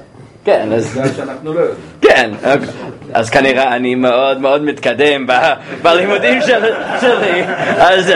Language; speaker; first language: Hebrew; non-native, fluent; English